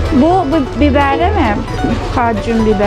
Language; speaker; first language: Turkish; non-native, learner; Thai